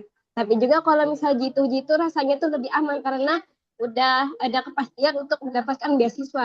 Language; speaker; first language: Indonesian; native; Indonesian